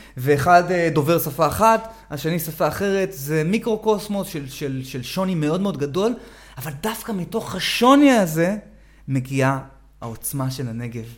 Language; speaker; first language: Hebrew; native; Hebrew